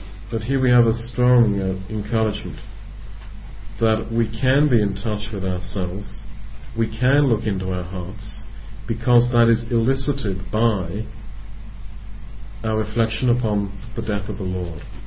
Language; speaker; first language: English; native; English